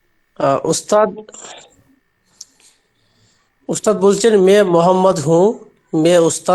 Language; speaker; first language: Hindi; non-native, learner; Bangla